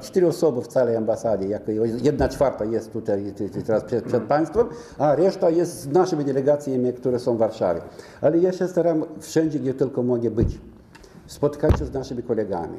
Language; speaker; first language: Polish; non-native, fluent; Romanian